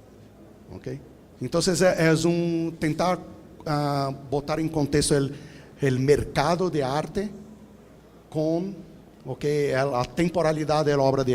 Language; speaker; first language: Spanish; non-native, fluent; Portuguese